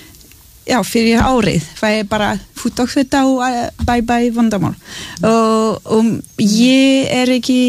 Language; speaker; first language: Icelandic; non-native, learner; French